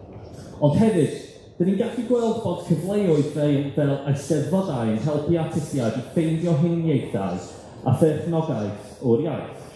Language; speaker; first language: Welsh; non-native, fluent; English